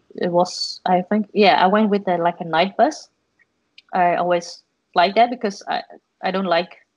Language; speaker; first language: English; non-native, fluent; Dutch